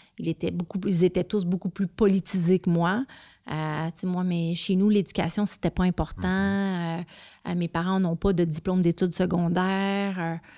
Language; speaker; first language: French; native; French